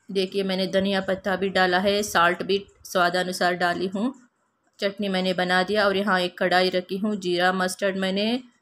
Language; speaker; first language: Hindi; non-native, local second language; Kannada